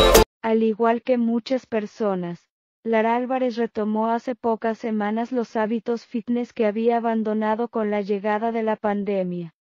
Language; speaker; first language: Spanish; native; Spanish